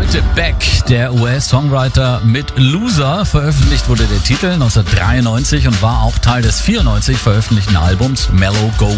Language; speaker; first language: German; native; German